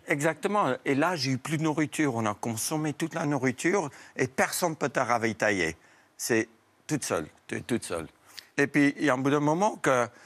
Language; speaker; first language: French; non-native, fluent; Afrikaans